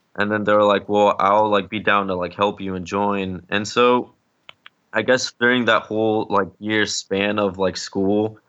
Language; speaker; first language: English; early bilingual, other home language; Spanish